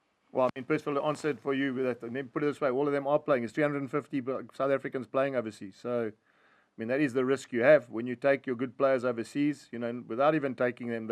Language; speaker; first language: English; native; English